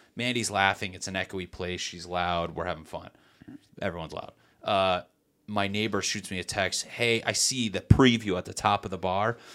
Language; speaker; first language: English; native; English